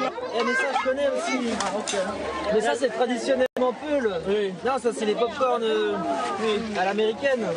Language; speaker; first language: French; native; French